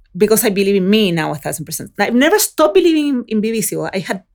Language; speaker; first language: English; early bilingual, other home language; Spanish